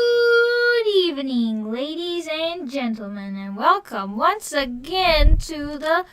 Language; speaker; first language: English; native; English